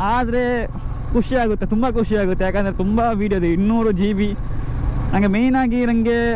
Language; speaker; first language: Kannada; non-native, local second language; Tulu